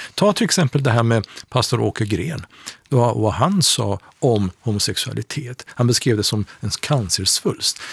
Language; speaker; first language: Swedish; non-native, fluent; Persian